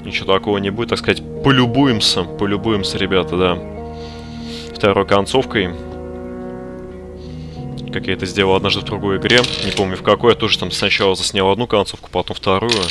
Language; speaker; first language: Russian; native; Russian